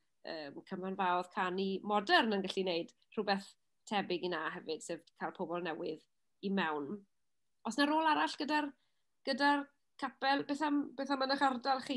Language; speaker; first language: Welsh; native; Welsh